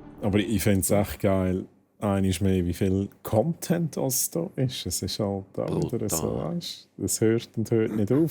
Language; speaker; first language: German; native; German